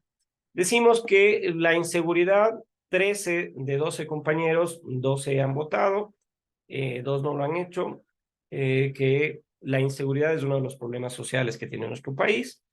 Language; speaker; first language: Spanish; native; Spanish